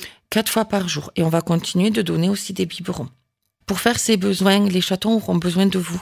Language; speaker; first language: French; native; French